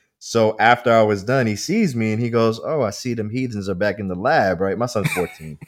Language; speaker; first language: English; early bilingual, other home language; Spanish